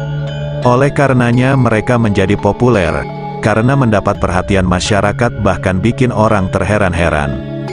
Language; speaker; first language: Indonesian; non-native, local second language; Javanese